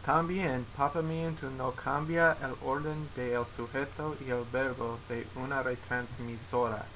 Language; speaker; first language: Spanish; non-native, learner; English